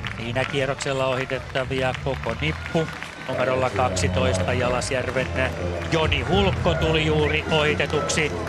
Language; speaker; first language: Finnish; native; Finnish